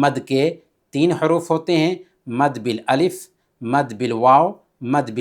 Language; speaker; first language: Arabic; non-native, fluent; Urdu